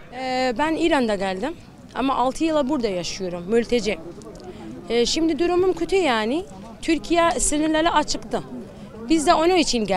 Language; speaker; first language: Turkish; non-native, learner; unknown